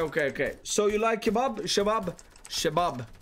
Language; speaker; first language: English; non-native, fluent; Swedish